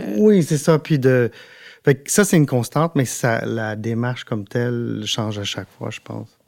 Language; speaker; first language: French; non-native, local second language; English